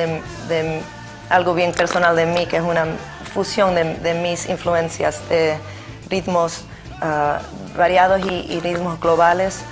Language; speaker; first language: Spanish; early bilingual, heritage; Spanish